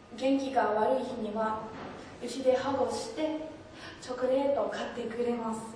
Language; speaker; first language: Japanese; non-native, learner; English